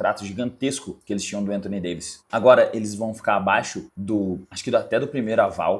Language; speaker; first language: Portuguese; native; Portuguese